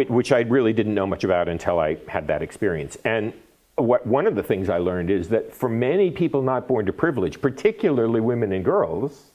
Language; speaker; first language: English; native; English